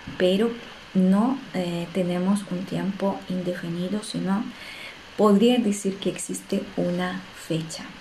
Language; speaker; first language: Spanish; non-native, fluent; Russian